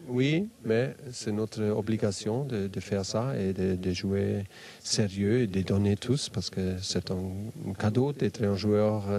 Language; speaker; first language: French; non-native, fluent; German